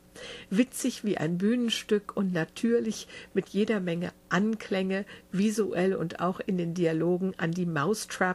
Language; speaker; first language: German; native; German